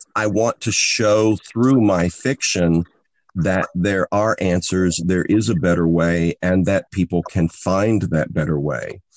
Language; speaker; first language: English; native; English